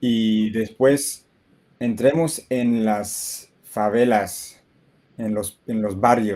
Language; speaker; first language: Spanish; non-native, fluent; English